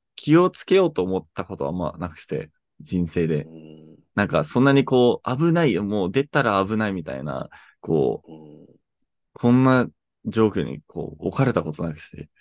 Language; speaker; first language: Japanese; non-native, fluent; English